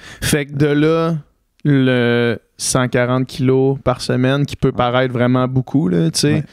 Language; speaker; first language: French; native; French